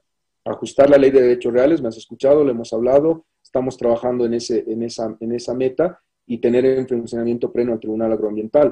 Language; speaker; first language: Spanish; native; Spanish